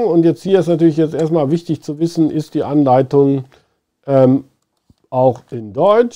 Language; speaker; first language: German; native; German